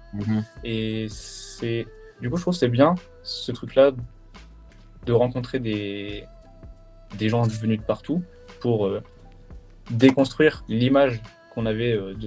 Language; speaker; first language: French; native; French